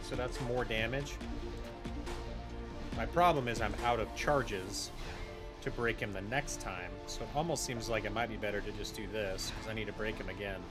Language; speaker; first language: English; native; English